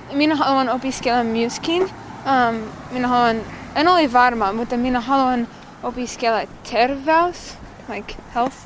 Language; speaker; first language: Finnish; non-native, learner; English